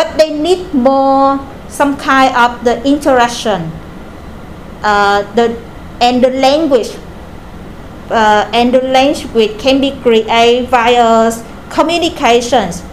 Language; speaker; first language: English; non-native, learner; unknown